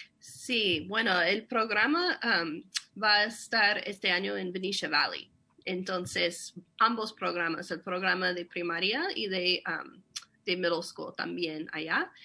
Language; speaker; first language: Spanish; non-native, fluent; English